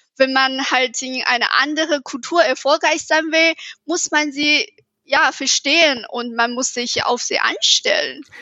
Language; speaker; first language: German; non-native, fluent; Chinese